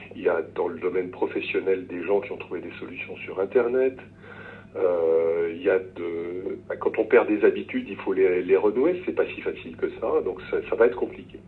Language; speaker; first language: French; native; French